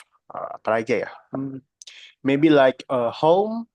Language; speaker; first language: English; non-native, learner; Indonesian